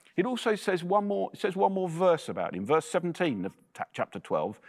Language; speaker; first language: English; native; English